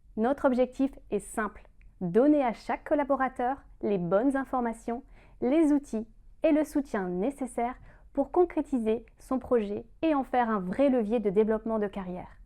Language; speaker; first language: French; native; French